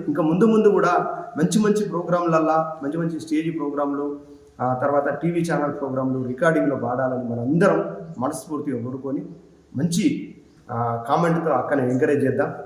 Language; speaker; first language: Telugu; native; Telugu